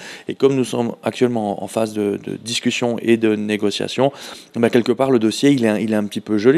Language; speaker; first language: French; native; French